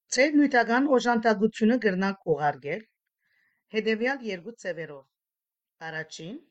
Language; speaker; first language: Armenian; early bilingual, heritage; Armenian